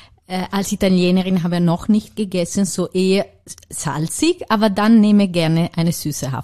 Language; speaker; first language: German; non-native, learner; Italian